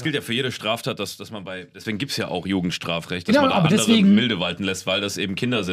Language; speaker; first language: German; native; German